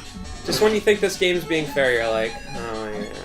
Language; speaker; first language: English; native; English